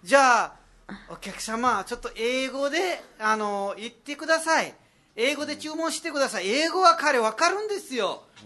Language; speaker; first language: Japanese; non-native, fluent; Nepali